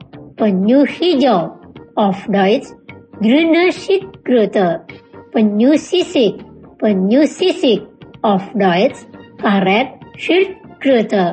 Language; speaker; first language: German; non-native, learner; Indonesian